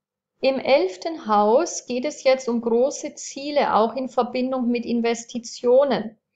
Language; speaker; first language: German; native; German